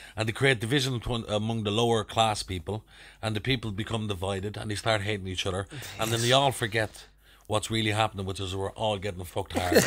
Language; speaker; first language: English; native; English